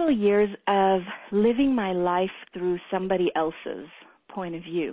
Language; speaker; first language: English; early bilingual, other home language; Hebrew